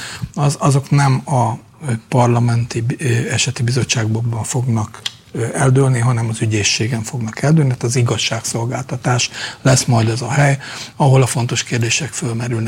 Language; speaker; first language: Hungarian; native; Hungarian